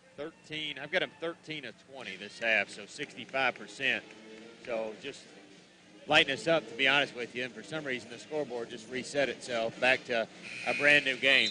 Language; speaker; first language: English; native; English